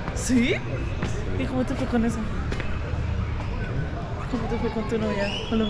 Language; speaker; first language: Spanish; native; Spanish